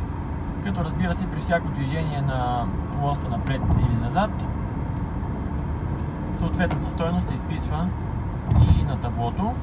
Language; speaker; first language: Bulgarian; native; Bulgarian